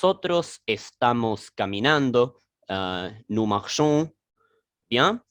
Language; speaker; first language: Spanish; non-native, learner; French